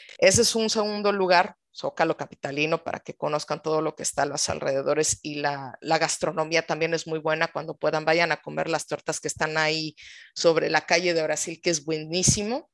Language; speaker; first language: Spanish; native; Spanish